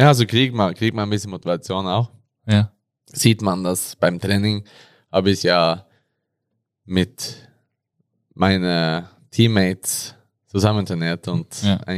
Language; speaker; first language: German; non-native, learner; Norwegian